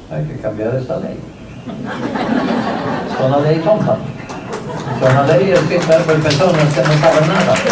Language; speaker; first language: Spanish; non-native, fluent; Norwegian